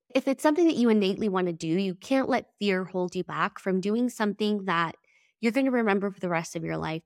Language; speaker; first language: English; early bilingual, other home language; Spanish